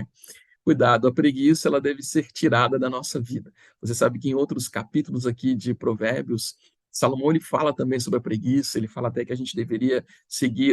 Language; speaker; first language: Portuguese; native; Portuguese